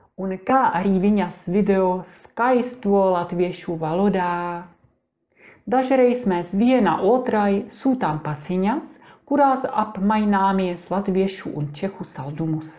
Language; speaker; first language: Latvian; non-native, learner; Czech